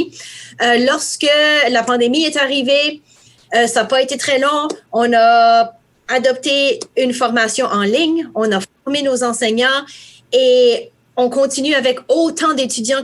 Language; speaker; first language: French; native; French